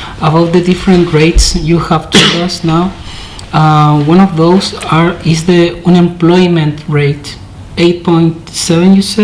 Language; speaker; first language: English; non-native, fluent; Spanish